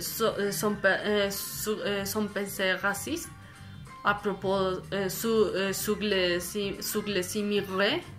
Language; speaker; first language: French; non-native, fluent; Spanish